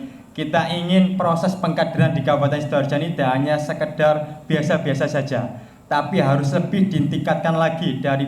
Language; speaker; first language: Indonesian; native; Indonesian